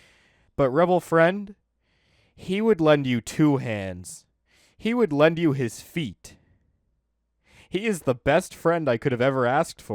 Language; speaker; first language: English; native; English